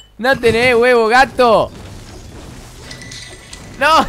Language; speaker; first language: Spanish; native; Spanish